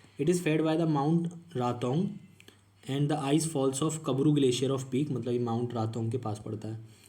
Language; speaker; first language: Hindi; native; Hindi